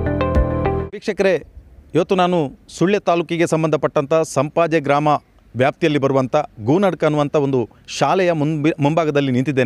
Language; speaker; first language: Kannada; native; Kannada